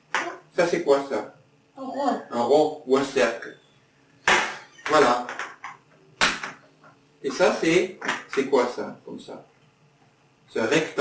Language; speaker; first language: French; native; French